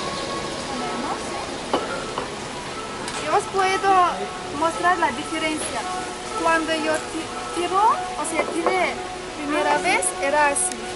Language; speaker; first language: Spanish; non-native, fluent; Uzbek